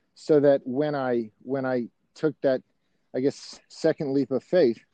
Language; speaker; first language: English; native; English